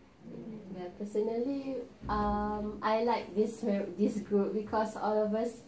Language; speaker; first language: English; non-native, learner; Malay